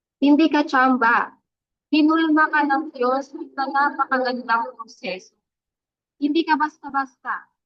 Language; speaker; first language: Filipino; non-native, local second language; Iloko